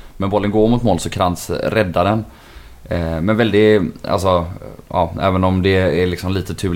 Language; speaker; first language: Swedish; native; Swedish